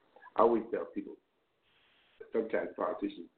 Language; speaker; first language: English; native; English